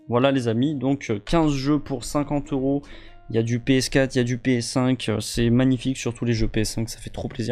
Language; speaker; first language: French; native; French